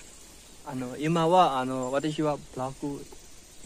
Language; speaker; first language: Japanese; non-native, learner; Nepali